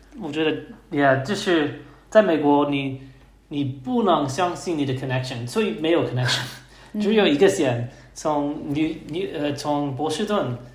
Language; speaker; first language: Chinese; non-native, learner; English